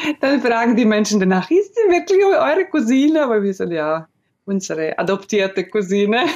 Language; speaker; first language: German; non-native, local second language; Ladin